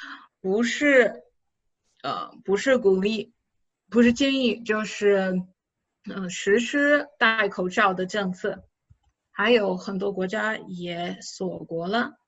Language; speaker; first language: Chinese; non-native, fluent; English